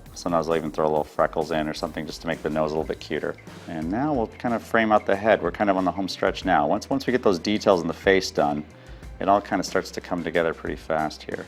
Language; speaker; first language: English; native; English